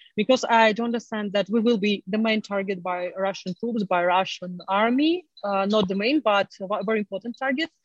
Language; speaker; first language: English; non-native, fluent; Ukrainian